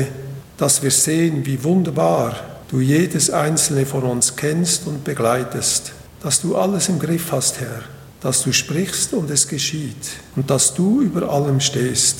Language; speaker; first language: German; native; German